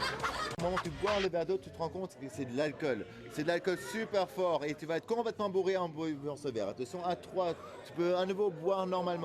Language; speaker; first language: French; native; French